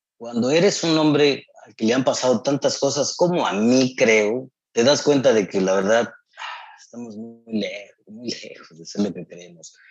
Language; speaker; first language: Spanish; native; Spanish